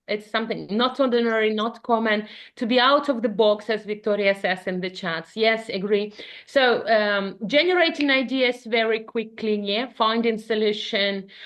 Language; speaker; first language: English; non-native, fluent; Ukrainian